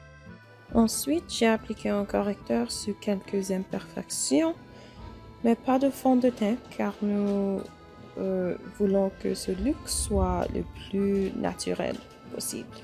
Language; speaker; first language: French; non-native, learner; English